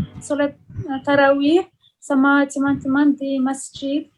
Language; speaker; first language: Indonesian; non-native, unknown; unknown